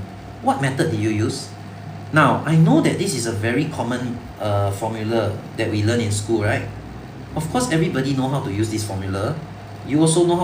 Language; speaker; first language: English; non-native, local second language; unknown